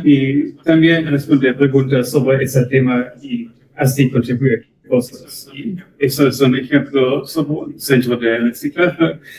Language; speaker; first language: Spanish; non-native, learner; German